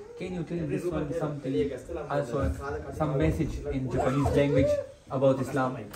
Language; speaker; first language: English; non-native, learner; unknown